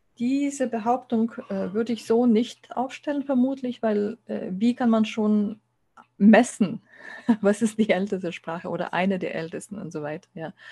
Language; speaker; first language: German; non-native, fluent; Lithuanian